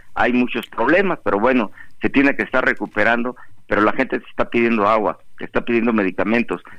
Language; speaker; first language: Spanish; native; Spanish